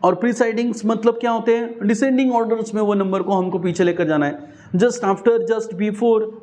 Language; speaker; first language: Hindi; non-native, local second language; Marathi